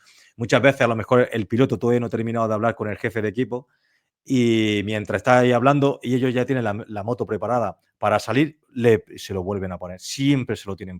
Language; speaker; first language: Spanish; native; Spanish